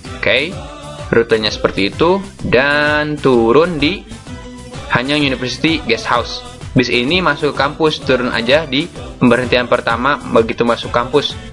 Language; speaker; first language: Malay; native; Malay